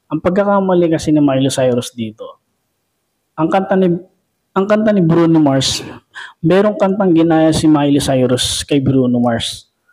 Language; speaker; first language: Filipino; native; Filipino